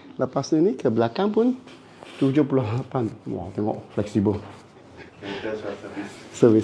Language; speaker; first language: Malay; non-native, local second language; Cantonese